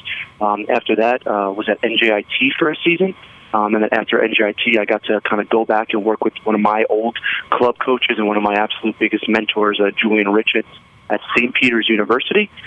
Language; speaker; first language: English; native; English